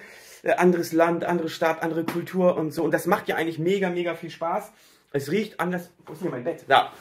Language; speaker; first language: German; native; German